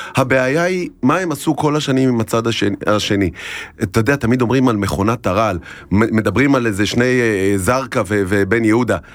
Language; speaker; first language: Hebrew; native; Hebrew